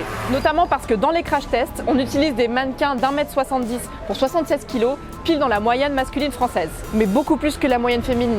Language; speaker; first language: French; native; French